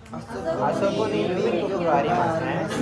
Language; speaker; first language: Japanese; non-native, learner; Hindi